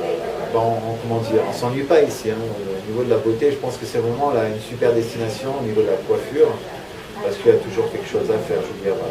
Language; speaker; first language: French; native; French